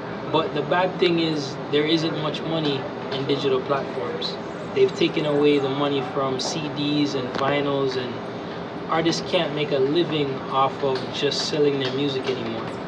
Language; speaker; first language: English; native; English